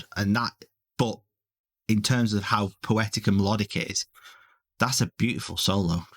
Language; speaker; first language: English; native; English